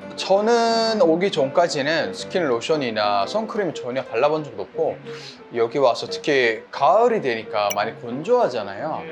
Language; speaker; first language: Korean; non-native, fluent; Italian